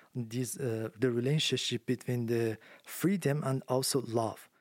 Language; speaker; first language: English; non-native, fluent; Persian